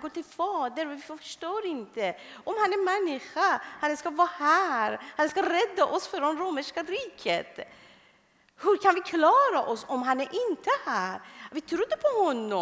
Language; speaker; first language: Swedish; non-native, fluent; Persian